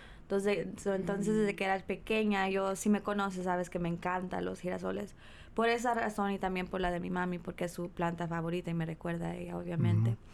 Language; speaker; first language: Spanish; early bilingual, heritage; Spanish